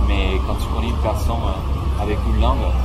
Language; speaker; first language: French; non-native, fluent; Spanish